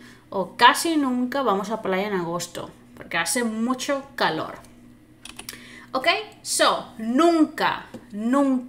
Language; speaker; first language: Spanish; non-native, fluent; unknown